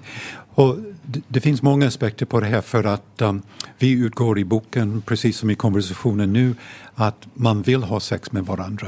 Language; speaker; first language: Swedish; non-native, fluent; English